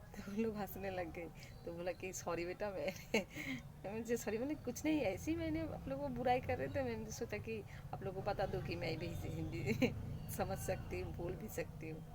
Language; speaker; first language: Hindi; non-native, local second language; Bangla